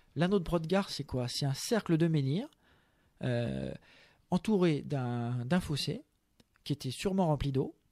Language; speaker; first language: French; native; French